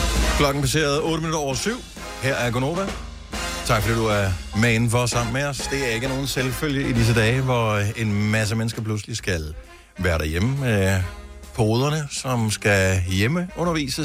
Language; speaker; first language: Danish; native; Danish